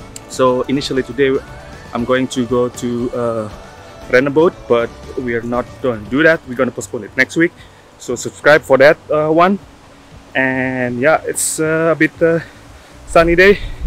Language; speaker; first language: English; non-native, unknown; Indonesian